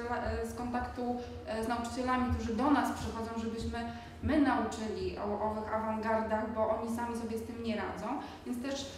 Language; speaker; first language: Polish; native; Polish